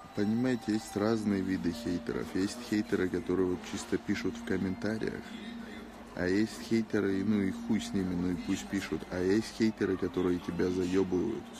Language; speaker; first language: Russian; native; Russian